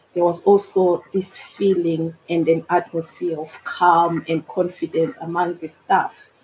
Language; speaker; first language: English; non-native, local second language; Shona